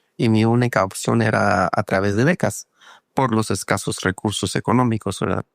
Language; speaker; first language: Spanish; non-native, local second language; Kaqchikel